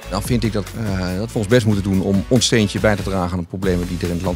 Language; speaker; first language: Dutch; native; Dutch